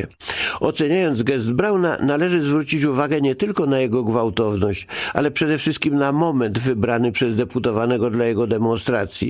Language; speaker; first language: Polish; native; Polish